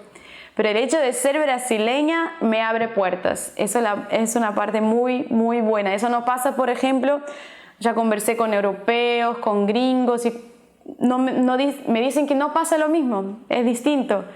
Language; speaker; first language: Spanish; non-native, fluent; Portuguese